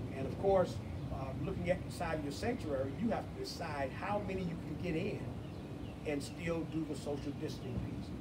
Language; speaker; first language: English; native; English